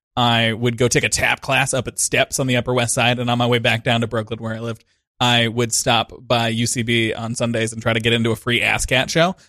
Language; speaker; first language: English; native; English